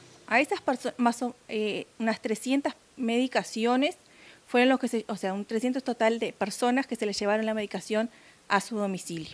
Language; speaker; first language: Spanish; native; Spanish